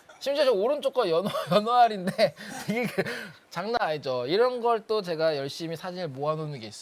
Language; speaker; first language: Korean; native; Korean